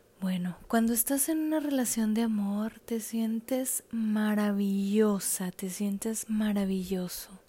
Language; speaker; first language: Spanish; native; Spanish